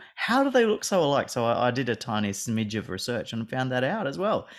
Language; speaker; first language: English; native; English